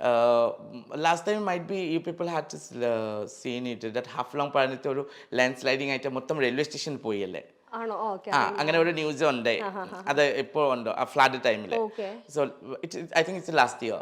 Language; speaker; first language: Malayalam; non-native, local second language; Assamese